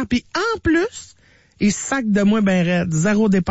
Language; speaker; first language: French; native; French